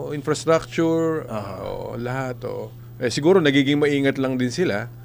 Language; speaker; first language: Filipino; native; Filipino